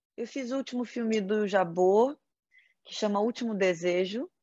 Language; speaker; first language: Portuguese; native; Portuguese